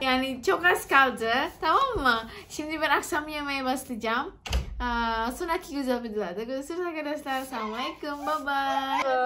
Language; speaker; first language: Turkish; non-native, learner; Indonesian